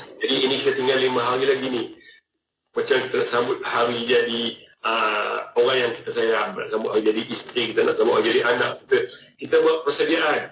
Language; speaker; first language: Malay; native; Malay